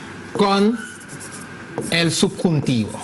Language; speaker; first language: Spanish; non-native, fluent; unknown